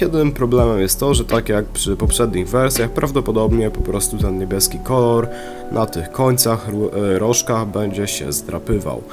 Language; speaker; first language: Polish; native; Polish